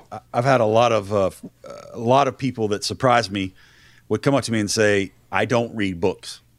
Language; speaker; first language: English; native; English